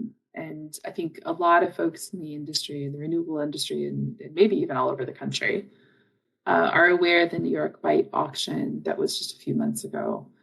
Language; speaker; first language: English; native; English